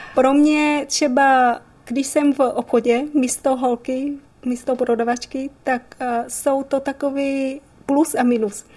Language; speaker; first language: Czech; non-native, fluent; Vietnamese